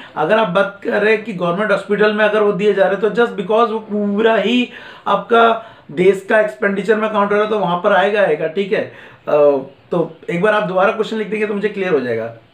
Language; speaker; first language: Hindi; native; Hindi